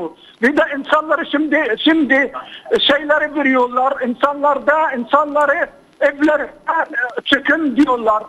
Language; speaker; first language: Turkish; non-native, fluent; Arabic